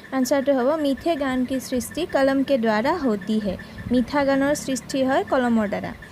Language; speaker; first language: Hindi; non-native, local second language; Assamese